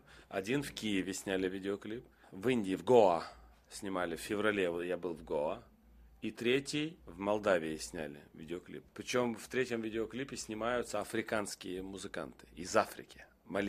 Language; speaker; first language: Russian; non-native, local second language; Romanian